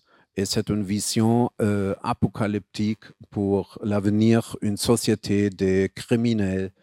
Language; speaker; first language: French; non-native, fluent; German